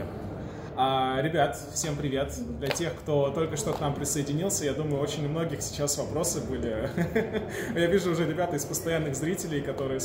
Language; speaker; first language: Russian; native; Russian